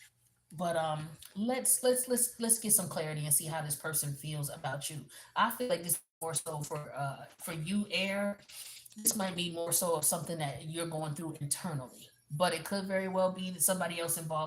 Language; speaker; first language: English; native; English